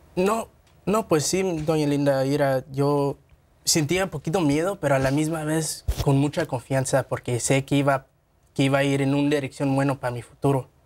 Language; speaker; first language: Spanish; early bilingual, heritage; Spanish